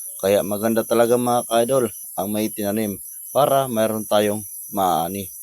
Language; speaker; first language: Filipino; native; Filipino